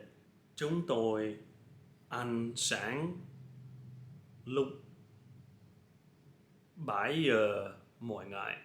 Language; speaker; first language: Vietnamese; non-native, learner; English